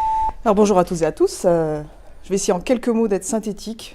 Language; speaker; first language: French; native; French